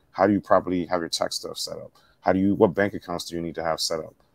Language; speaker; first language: English; native; English